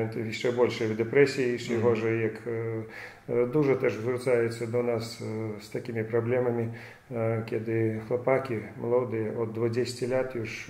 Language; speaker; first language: Polish; non-native, fluent; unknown